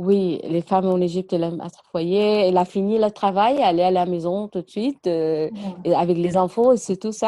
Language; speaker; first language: French; non-native, learner; Arabic